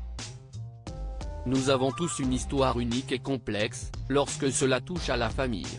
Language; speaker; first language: French; native; French